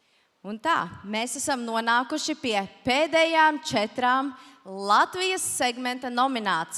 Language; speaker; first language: Latvian; native; Latvian